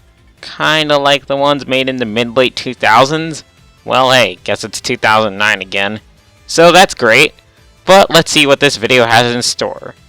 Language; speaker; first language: English; native; English